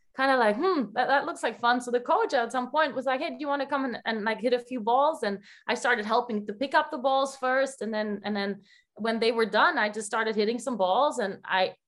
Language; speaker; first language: English; non-native, fluent; Dutch